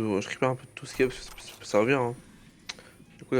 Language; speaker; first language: French; native; French